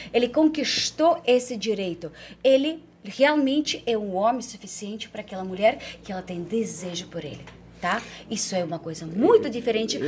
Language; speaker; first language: Portuguese; non-native, fluent; Ukrainian